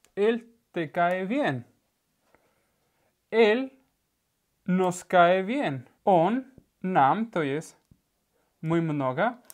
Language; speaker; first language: Russian; non-native, fluent; Spanish